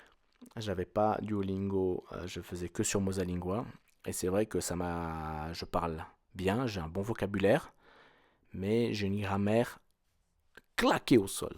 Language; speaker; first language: French; native; French